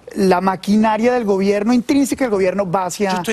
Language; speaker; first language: Spanish; native; Spanish